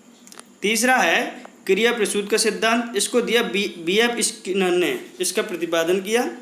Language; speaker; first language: Hindi; native; Hindi